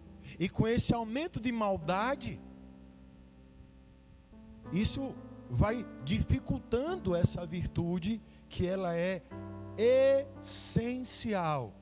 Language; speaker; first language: Portuguese; native; Portuguese